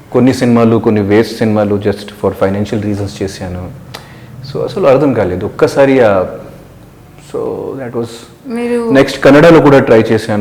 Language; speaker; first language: Telugu; non-native, local second language; Hindi